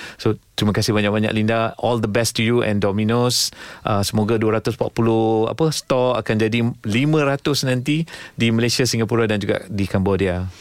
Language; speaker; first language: Malay; non-native, local second language; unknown